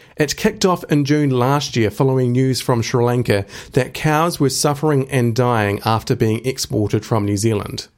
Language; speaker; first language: English; native; English